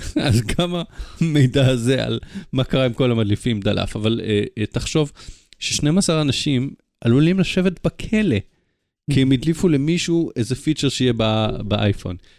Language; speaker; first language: Hebrew; native; Hebrew